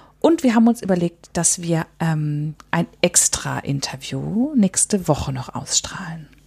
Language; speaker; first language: German; native; German